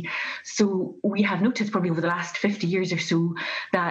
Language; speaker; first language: English; native; English